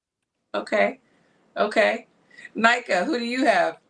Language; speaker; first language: English; native; English